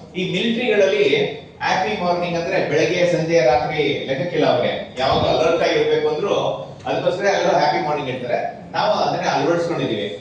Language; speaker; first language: Kannada; native; Kannada